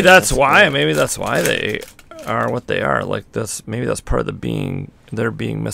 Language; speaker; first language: English; native; English